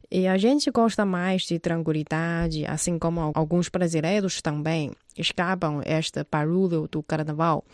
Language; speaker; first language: Portuguese; non-native, fluent; Chinese